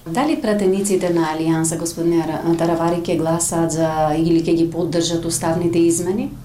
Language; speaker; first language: Macedonian; native; Macedonian